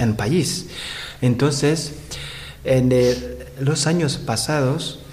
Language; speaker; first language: Spanish; non-native, learner; Rundi